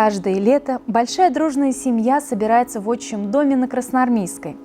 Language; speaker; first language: Russian; native; Russian